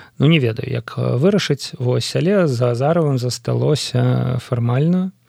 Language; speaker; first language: Belarusian; non-native, local second language; Russian